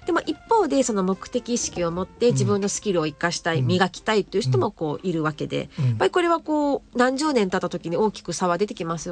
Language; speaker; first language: Japanese; native; Japanese